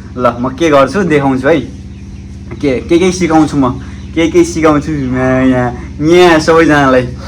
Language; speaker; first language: Nepali; non-native, local second language; Rana Tharu